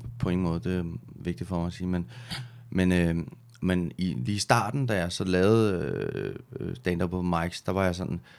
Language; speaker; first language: Danish; native; Danish